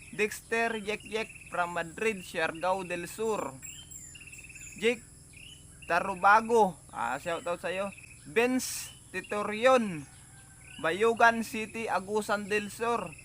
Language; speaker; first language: Filipino; native; Filipino